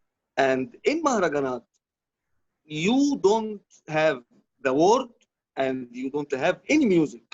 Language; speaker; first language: English; non-native, learner; Arabic